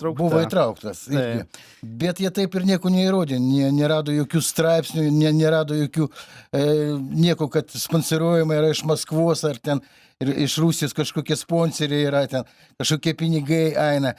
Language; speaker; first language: Lithuanian; native; Lithuanian